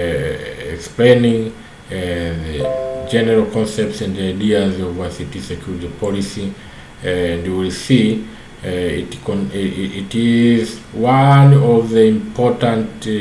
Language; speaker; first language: English; non-native, local second language; Swahili